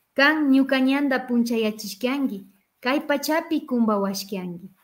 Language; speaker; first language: Spanish; non-native, local second language; Quechua